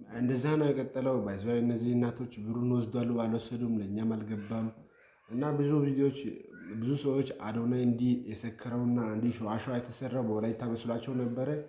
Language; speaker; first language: Amharic; non-native, local second language; Wolaytta